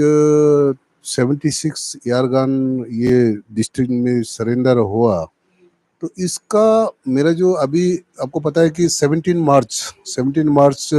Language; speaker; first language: Hindi; non-native, local second language; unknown